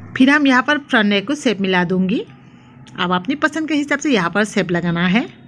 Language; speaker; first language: Hindi; non-native, local second language; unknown